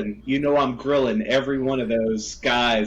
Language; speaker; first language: English; native; English